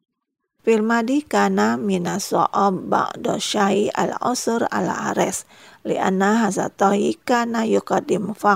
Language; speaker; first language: Arabic; non-native, fluent; Indonesian